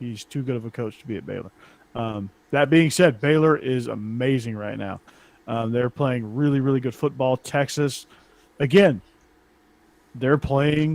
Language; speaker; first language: English; native; English